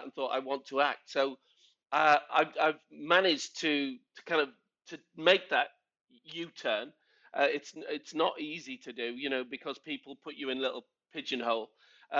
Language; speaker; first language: English; native; English